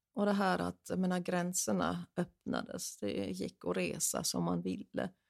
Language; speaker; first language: Swedish; non-native, fluent; German